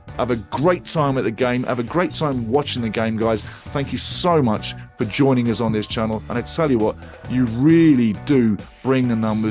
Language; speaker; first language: English; native; English